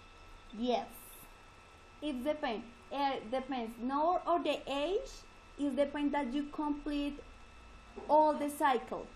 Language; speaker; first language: English; non-native, learner; Spanish